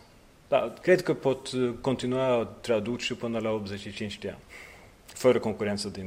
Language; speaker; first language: Romanian; non-native, fluent; Norwegian